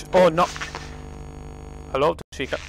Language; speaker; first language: English; non-native, learner; Italian